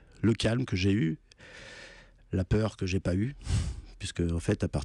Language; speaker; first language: French; native; French